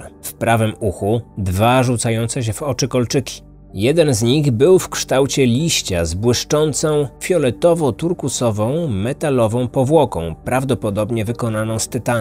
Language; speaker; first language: Polish; native; Polish